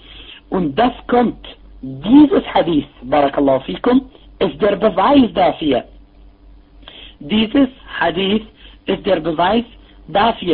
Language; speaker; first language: German; non-native, fluent; Arabic